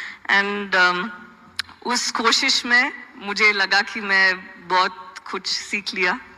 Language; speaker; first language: Hindi; non-native, local second language; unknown